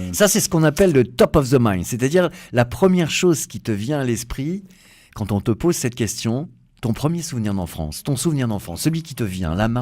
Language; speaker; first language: French; native; French